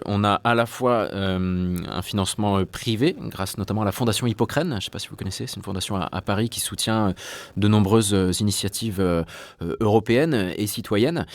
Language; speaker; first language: French; native; French